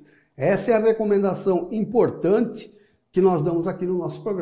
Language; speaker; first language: Portuguese; native; Portuguese